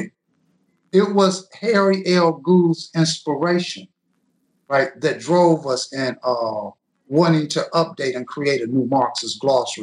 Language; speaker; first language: English; native; English